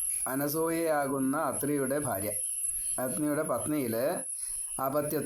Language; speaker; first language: Malayalam; native; Malayalam